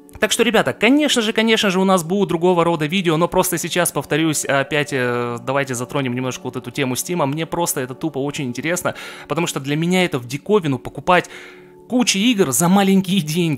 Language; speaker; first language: Russian; native; Russian